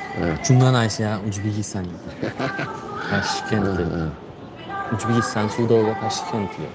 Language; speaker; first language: Korean; non-native, fluent; Uzbek